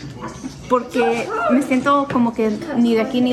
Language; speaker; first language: Spanish; early bilingual, heritage; Spanish